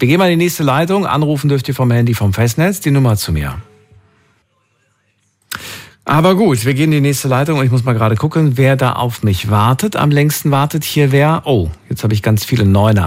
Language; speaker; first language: German; native; German